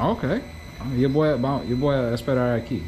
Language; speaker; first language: Spanish; non-native, learner; English